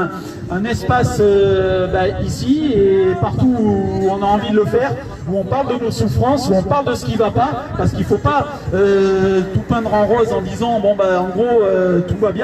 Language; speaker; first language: French; native; French